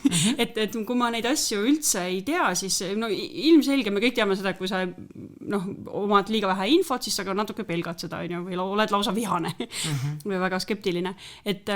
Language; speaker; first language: Estonian; native; Estonian